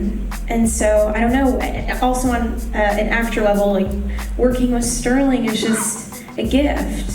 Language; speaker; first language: English; native; English